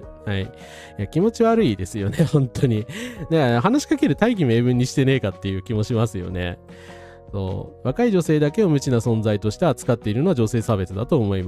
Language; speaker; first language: Japanese; native; Japanese